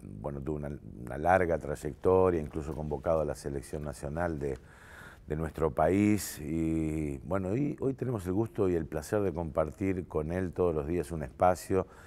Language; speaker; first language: Spanish; native; Spanish